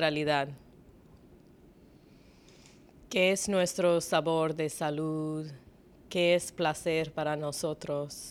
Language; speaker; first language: Spanish; non-native, learner; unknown